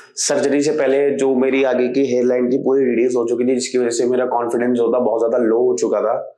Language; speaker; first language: Hindi; native; Hindi